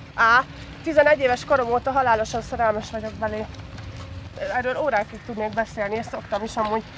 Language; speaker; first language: Hungarian; early bilingual, other home language; Russian